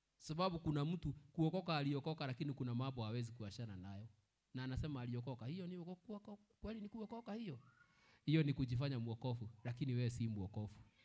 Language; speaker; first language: Swahili; non-native, local second language; Kikuyu